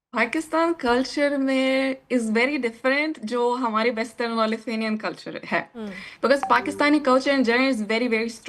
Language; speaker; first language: Hindi; non-native, learner; Lithuanian